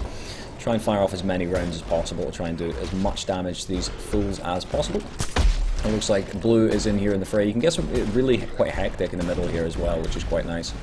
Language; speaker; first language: English; native; English